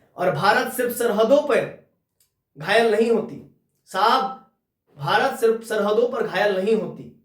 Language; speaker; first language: Hindi; native; Hindi